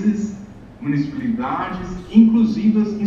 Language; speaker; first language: Portuguese; non-native, fluent; English